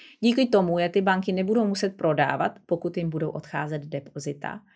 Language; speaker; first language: Czech; native; Czech